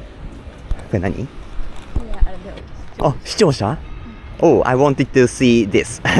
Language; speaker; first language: English; non-native, learner; Japanese